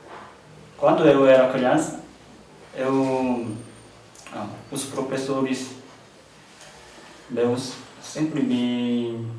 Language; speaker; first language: Portuguese; non-native, learner; Korean